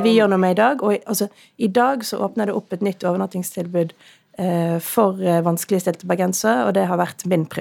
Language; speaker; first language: Norwegian; native; Norwegian